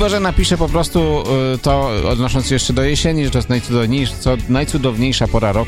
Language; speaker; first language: Polish; native; Polish